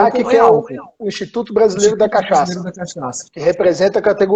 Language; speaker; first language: Portuguese; native; Portuguese